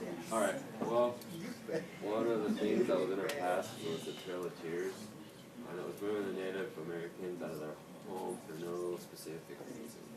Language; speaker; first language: English; native; English